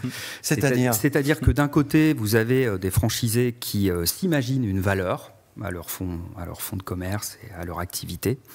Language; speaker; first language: French; native; French